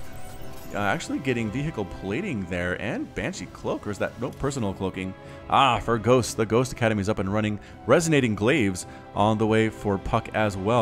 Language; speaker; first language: English; native; English